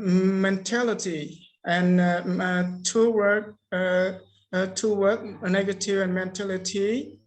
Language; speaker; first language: English; non-native, learner; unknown